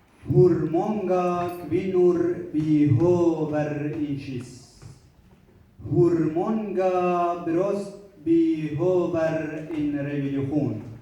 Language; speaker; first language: Swedish; non-native, learner; Kurdish